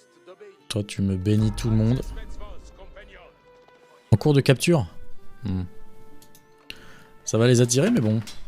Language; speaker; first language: French; native; French